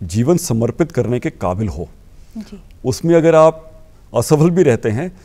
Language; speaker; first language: Hindi; native; Hindi